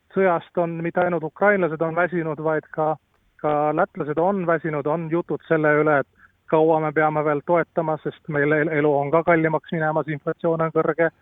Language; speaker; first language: Estonian; non-native, fluent; Latvian